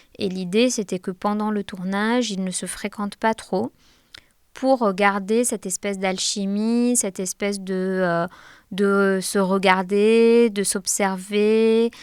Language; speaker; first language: French; non-native, local second language; Arabic